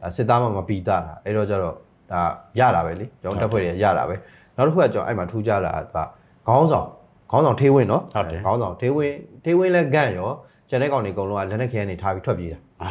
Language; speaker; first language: Burmese; native; Burmese